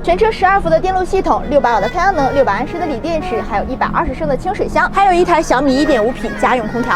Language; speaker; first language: Chinese; native; Chinese